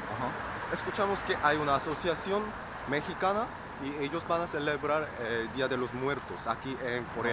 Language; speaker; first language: Spanish; non-native, fluent; Korean